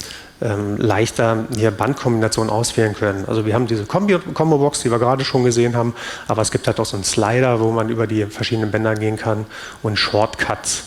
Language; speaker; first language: German; native; German